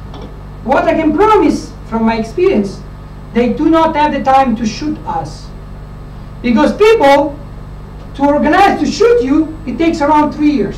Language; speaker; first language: English; non-native, fluent; Italian